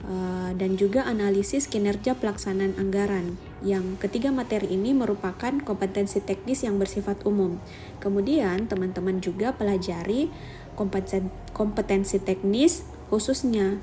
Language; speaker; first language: Indonesian; native; Indonesian